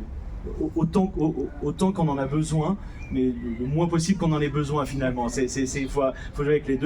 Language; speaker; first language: French; native; French